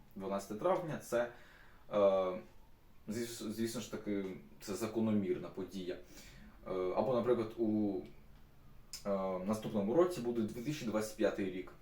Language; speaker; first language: Ukrainian; non-native, local second language; Russian